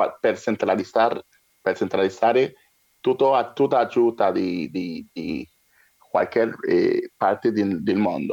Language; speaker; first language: Italian; non-native, learner; French